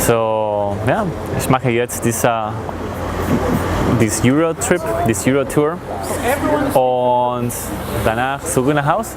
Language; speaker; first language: German; non-native, learner; Spanish